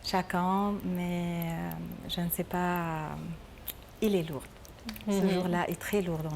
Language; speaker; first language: French; non-native, learner; Arabic